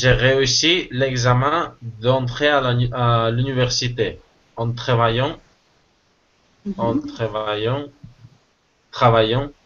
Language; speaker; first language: French; non-native, learner; Spanish